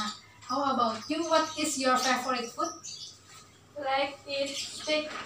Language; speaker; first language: English; non-native, learner; Indonesian